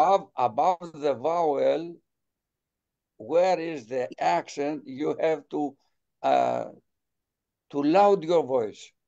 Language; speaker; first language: English; non-native, fluent; Greek